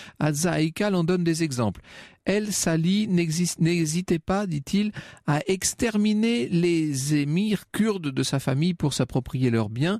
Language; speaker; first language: French; native; French